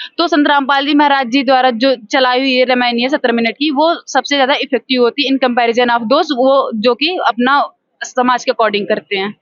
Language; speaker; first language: Hindi; native; Hindi